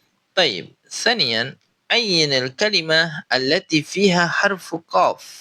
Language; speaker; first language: Arabic; non-native, fluent; Indonesian